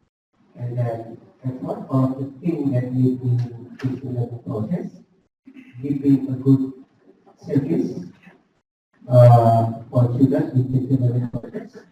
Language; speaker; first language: English; non-native, fluent; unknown